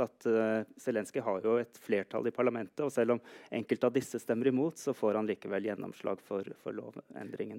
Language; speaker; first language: Norwegian; native; Norwegian